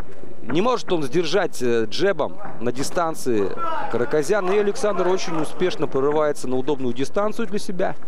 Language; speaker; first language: Russian; native; Russian